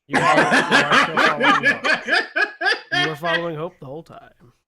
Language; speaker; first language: English; native; English